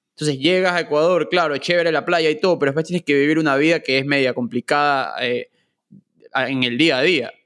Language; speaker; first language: Spanish; native; Spanish